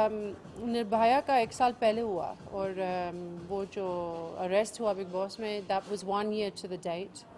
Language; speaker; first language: Hindi; early bilingual, heritage; English